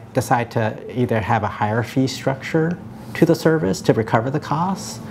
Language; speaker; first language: English; native; English